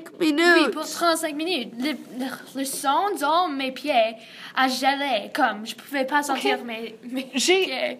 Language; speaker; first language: French; non-native, learner; English